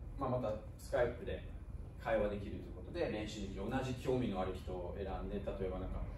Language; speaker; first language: Japanese; non-native, fluent; German